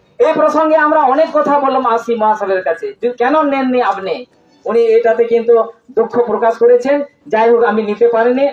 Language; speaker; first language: Bangla; non-native, local second language; Santali